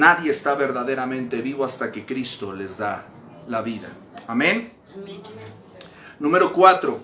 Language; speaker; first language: Spanish; native; Spanish